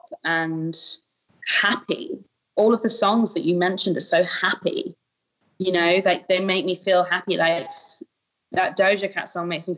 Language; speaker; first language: English; native; English